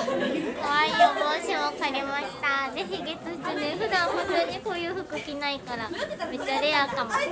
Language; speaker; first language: Japanese; native; Japanese